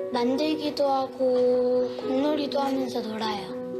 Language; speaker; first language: Korean; early bilingual, other home language; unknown